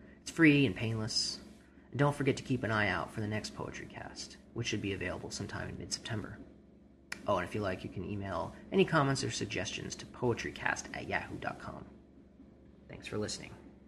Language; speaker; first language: English; native; English